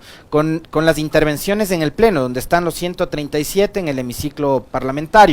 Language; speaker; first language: Spanish; native; Spanish